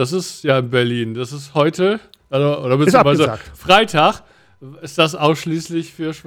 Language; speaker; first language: German; native; German